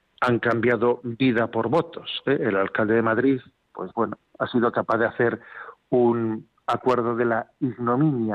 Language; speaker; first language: Spanish; native; Spanish